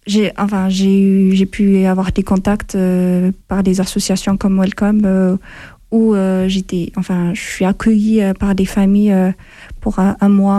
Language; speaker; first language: French; non-native, fluent; Amharic